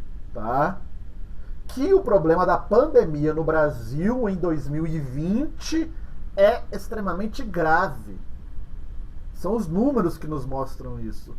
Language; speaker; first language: Portuguese; native; Portuguese